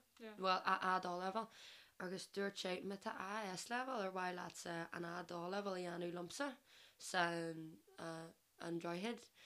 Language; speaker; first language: Irish; non-native, local second language; English